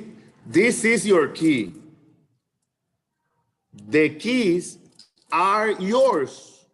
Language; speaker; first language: English; non-native, fluent; Spanish